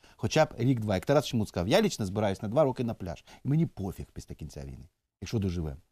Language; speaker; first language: Ukrainian; native; Ukrainian